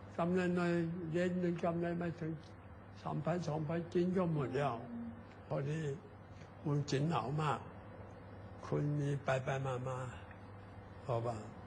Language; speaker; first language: Thai; non-native, learner; Chinese